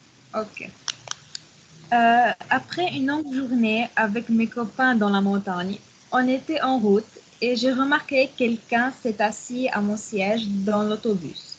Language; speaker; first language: French; non-native, learner; Arabic